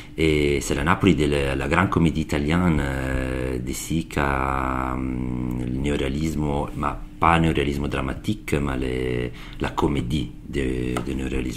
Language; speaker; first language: French; non-native, learner; Italian